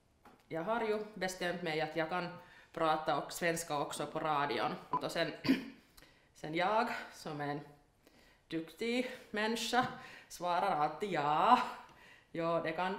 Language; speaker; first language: Swedish; non-native, local second language; Finnish